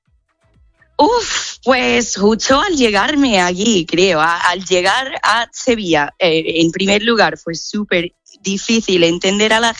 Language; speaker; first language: Spanish; non-native, fluent; English